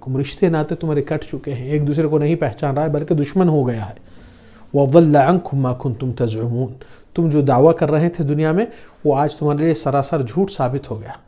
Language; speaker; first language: Urdu; non-native, fluent; Arabic